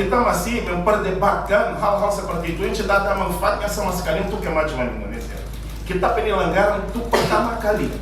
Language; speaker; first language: Indonesian; non-native, fluent; Portuguese